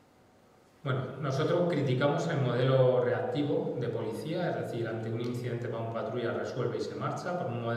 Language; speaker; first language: Spanish; native; Spanish